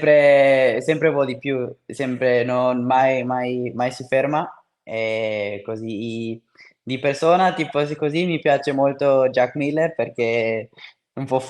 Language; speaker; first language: Italian; non-native, fluent; Swiss German